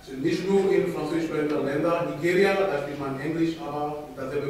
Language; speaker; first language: German; non-native, fluent; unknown